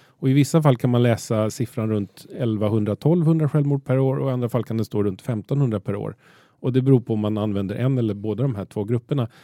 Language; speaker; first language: Swedish; native; Swedish